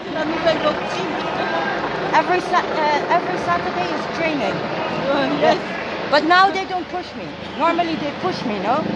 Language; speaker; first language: English; non-native, fluent; Dutch